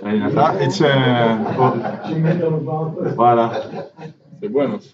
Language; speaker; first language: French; non-native, fluent; Spanish